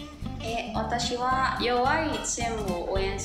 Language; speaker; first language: Japanese; non-native, fluent; Burmese